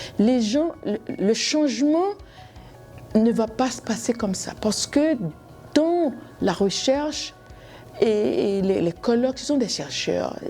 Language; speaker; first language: French; non-native, local second language; Haitian Creole